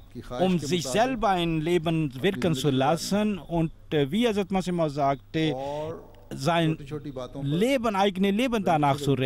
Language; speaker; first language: German; non-native, fluent; Urdu